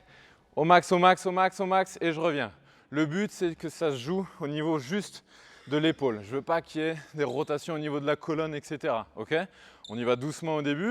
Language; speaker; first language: French; native; French